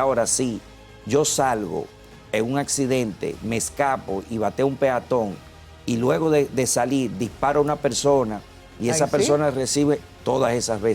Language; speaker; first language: Spanish; native; Spanish